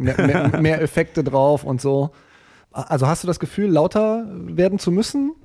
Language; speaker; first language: German; native; German